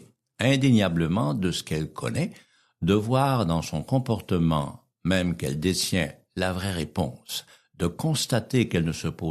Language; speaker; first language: French; native; French